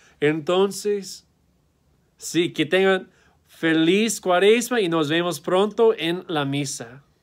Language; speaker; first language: Spanish; non-native, fluent; English